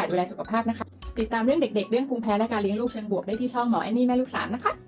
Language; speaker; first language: Thai; native; Thai